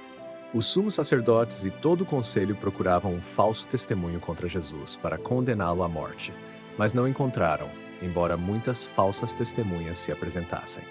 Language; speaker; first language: Portuguese; native; Portuguese